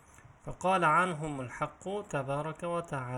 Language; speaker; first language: Arabic; non-native, fluent; Uzbek